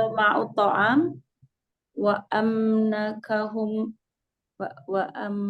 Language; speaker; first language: Arabic; non-native, learner; Indonesian